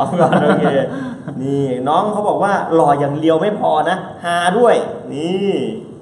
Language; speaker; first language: Thai; native; Thai